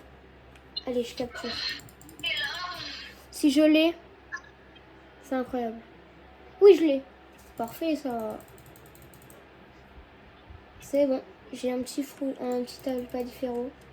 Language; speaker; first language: French; native; French